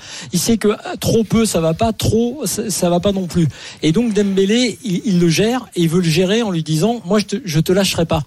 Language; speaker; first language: French; native; French